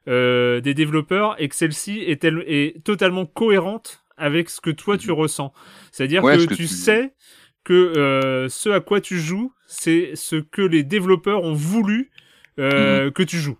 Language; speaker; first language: French; native; French